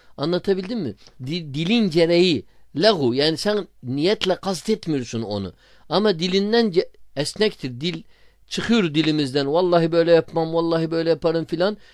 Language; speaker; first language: Turkish; non-native, fluent; Arabic